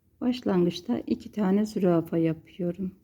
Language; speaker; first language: Turkish; native; Turkish